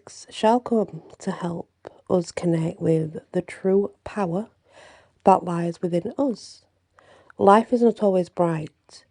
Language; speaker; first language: English; native; English